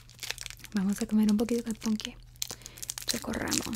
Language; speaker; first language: Spanish; early bilingual, heritage; Spanish